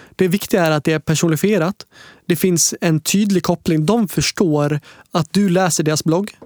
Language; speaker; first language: Swedish; native; Swedish